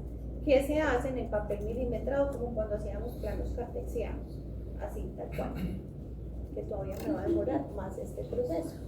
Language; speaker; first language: Spanish; native; Spanish